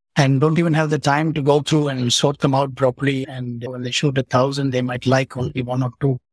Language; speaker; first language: English; non-native, local second language; Tamil